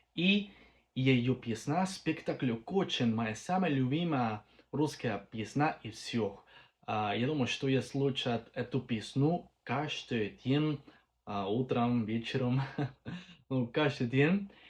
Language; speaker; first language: Russian; non-native, learner; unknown